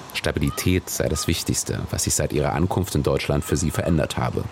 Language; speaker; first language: German; native; German